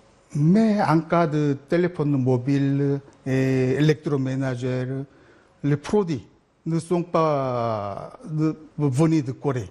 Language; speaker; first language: French; non-native, learner; Korean